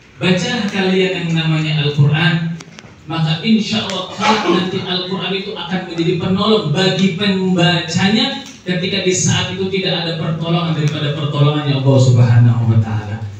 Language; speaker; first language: Indonesian; native; Indonesian